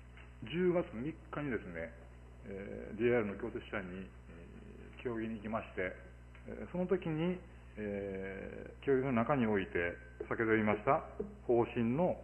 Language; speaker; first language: Japanese; native; Japanese